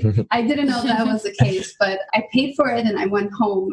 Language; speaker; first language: English; non-native, fluent; Albanian